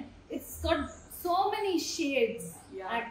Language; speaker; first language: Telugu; non-native, learner; Kannada